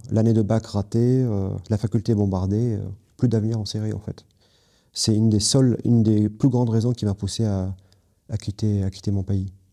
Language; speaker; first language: French; non-native, fluent; Kurdish